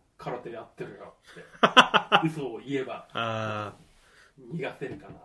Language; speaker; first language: Japanese; native; Japanese